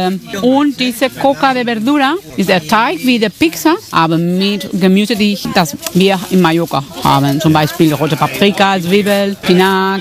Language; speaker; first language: German; non-native, fluent; Catalan